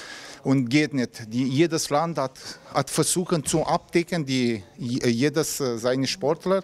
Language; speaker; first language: German; non-native, learner; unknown